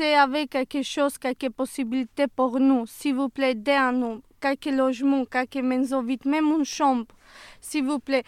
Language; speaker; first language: French; non-native, learner; Serbian